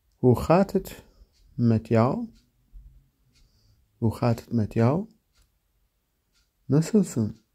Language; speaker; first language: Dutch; non-native, learner; Turkish